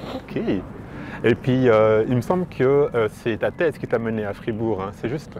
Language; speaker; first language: French; native; French